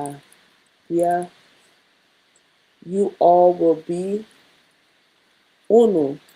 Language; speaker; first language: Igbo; non-native, learner; English